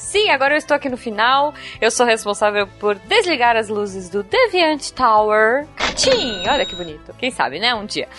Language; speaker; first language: Portuguese; native; Portuguese